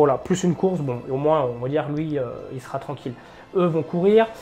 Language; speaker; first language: French; native; French